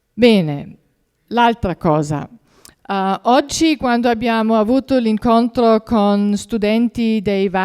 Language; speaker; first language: Italian; non-native, fluent; German